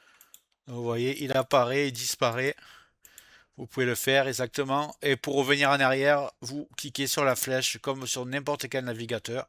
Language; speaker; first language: French; native; French